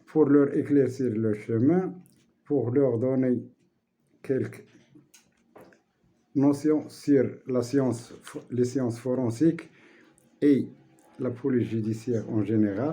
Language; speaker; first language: French; non-native, local second language; Arabic